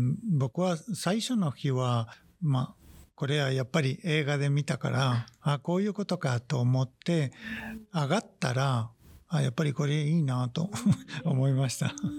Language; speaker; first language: Japanese; non-native, fluent; Spanish